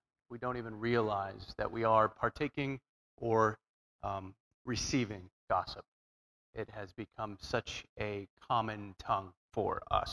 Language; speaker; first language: English; native; English